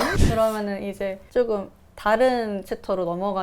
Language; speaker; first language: Korean; native; Korean